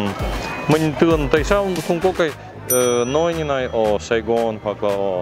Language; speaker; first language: Vietnamese; non-native, learner; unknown